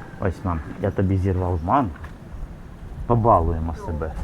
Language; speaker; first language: Ukrainian; native; Ukrainian